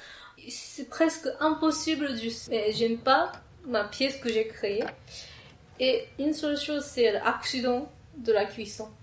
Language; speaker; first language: French; non-native, fluent; Japanese